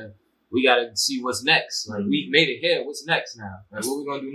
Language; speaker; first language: English; native; English